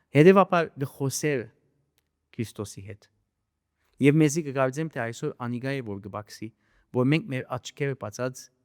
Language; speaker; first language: Armenian; early bilingual, heritage; Armenian